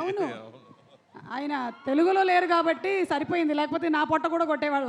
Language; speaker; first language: Telugu; native; Telugu